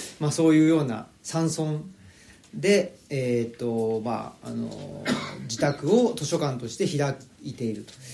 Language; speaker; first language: Japanese; native; Japanese